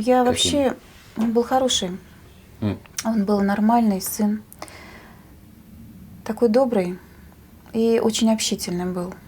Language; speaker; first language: Russian; native; Russian